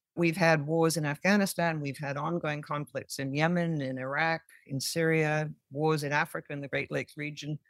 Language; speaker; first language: English; native; English